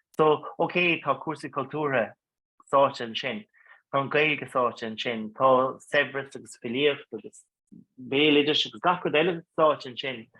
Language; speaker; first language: Irish; non-native, local second language; English